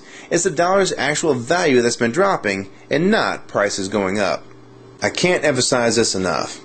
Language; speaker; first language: English; native; English